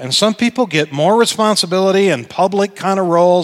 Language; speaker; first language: English; native; English